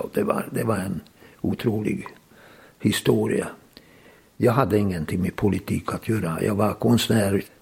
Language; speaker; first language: Swedish; non-native, fluent; Hungarian